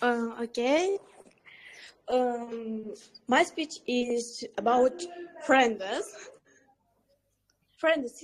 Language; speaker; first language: English; non-native, learner; Uzbek